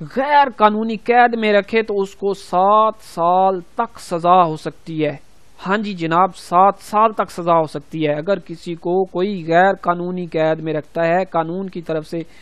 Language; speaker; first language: Urdu; non-native, local second language; Punjabi